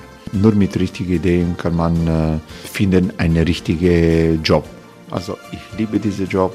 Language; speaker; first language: German; non-native, fluent; Croatian